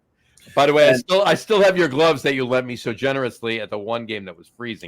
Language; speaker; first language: English; native; English